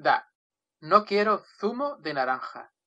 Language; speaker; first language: Spanish; non-native, learner; Russian